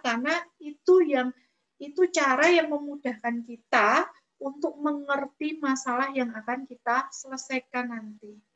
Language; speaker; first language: Indonesian; native; Indonesian